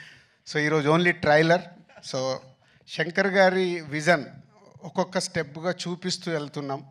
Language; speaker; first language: Telugu; native; Telugu